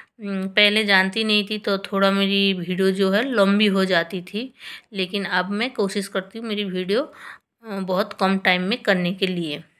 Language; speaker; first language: Hindi; non-native, local second language; Bangla